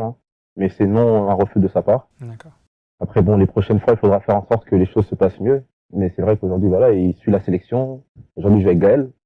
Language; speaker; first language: French; native; French